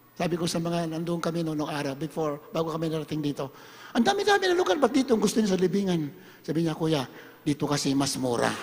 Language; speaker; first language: Filipino; non-native, local second language; Hiligaynon